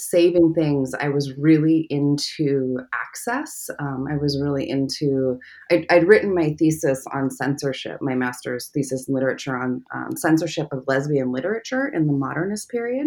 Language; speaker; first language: English; native; English